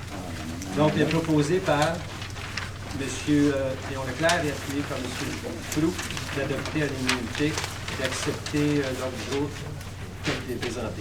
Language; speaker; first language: French; native; French